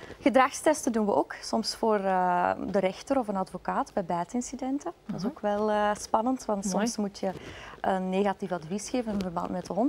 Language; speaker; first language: Dutch; native; Dutch